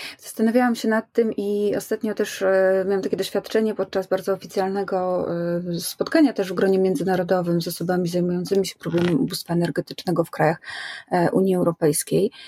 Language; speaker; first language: Polish; native; Polish